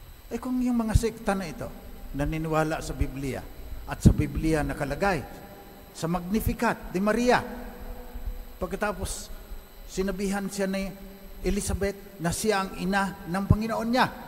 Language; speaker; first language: Filipino; non-native, local second language; Iloko